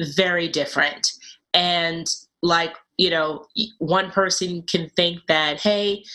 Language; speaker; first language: English; native; English